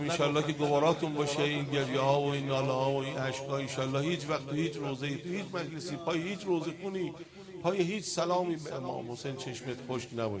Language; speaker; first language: Persian; native; Persian